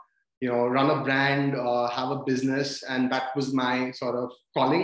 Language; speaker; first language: English; non-native, local second language; Hindi